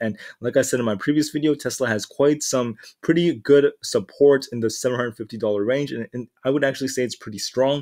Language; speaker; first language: English; native; English